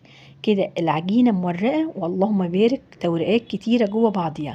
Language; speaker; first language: Arabic; native; Arabic